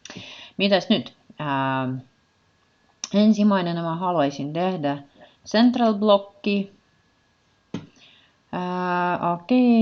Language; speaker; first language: Finnish; non-native, learner; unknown